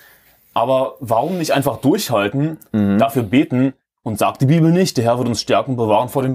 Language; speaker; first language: German; native; German